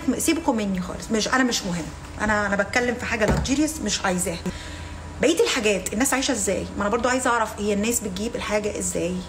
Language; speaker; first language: Arabic; native; Arabic